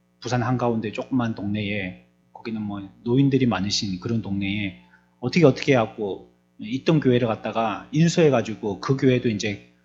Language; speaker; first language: Korean; native; Korean